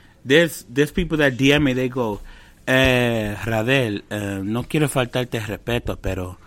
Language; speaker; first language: English; early bilingual, other home language; Spanish